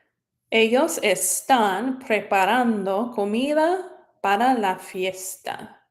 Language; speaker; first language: Spanish; non-native, fluent; English